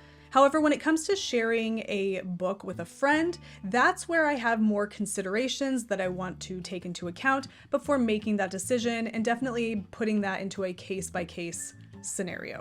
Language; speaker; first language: English; native; English